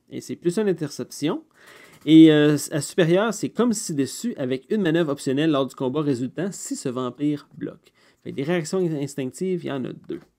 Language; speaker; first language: French; native; French